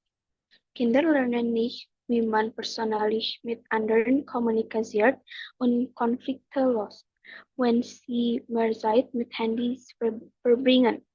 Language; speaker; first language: German; non-native, learner; Indonesian